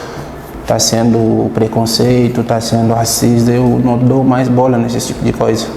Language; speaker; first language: Portuguese; non-native, fluent; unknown